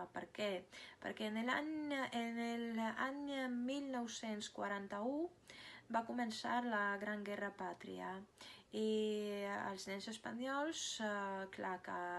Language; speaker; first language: Catalan; non-native, fluent; Russian